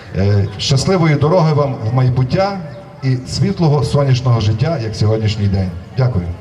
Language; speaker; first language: Ukrainian; native; Ukrainian